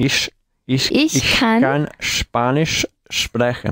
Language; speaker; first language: German; non-native, learner; Spanish